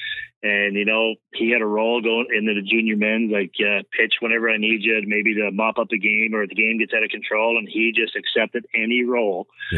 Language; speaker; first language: English; native; English